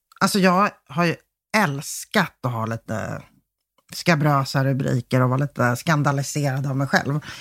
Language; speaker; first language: Swedish; early bilingual, other home language; Polish